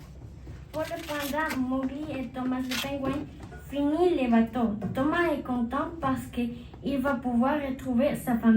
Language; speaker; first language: French; non-native, learner; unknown